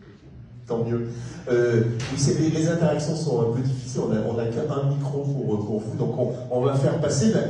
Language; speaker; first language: French; native; French